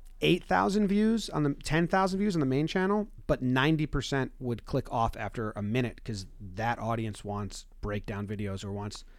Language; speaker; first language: English; native; English